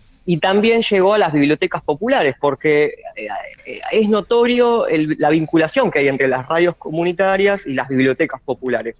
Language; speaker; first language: Spanish; native; Spanish